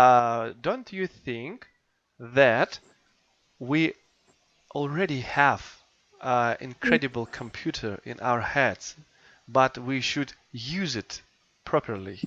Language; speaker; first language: English; non-native, fluent; Russian